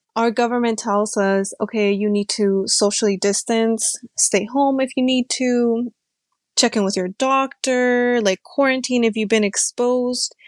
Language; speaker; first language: English; native; English